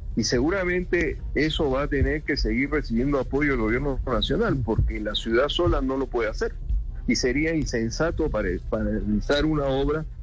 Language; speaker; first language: Spanish; native; Spanish